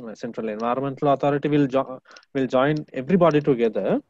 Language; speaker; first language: English; non-native, local second language; Sinhala